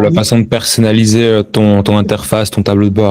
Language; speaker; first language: French; native; French